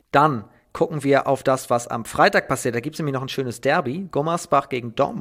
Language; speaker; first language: German; native; German